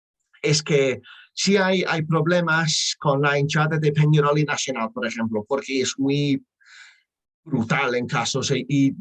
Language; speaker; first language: Spanish; non-native, learner; English